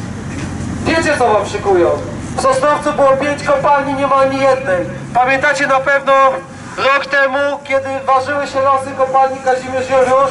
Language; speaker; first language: Polish; native; Polish